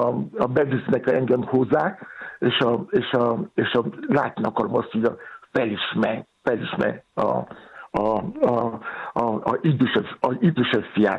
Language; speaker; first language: Hungarian; non-native, learner; Yoruba